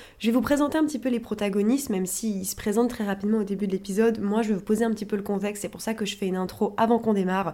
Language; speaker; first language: French; native; French